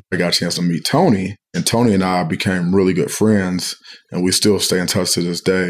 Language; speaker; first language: English; native; English